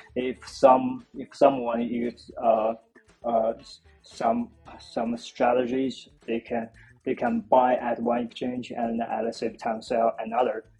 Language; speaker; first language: English; non-native, fluent; Chinese